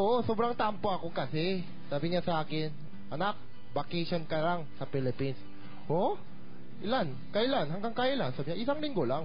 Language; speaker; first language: Filipino; non-native, learner; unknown